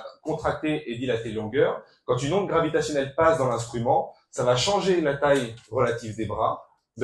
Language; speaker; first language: French; native; French